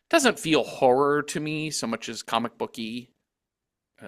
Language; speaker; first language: English; native; English